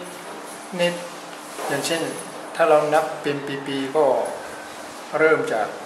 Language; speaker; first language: Thai; non-native, fluent; Burmese